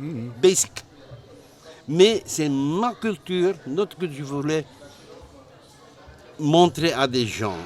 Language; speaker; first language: French; non-native, learner; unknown